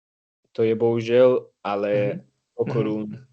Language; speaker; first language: Czech; non-native, learner; English